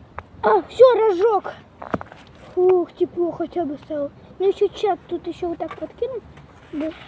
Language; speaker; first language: Russian; native; Russian